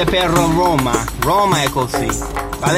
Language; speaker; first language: Italian; non-native, learner; English